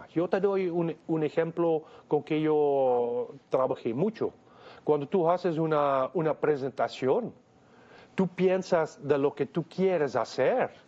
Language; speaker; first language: Spanish; non-native, fluent; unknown